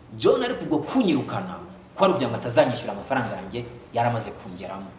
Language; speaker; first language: Kinyarwanda; native; Kinyarwanda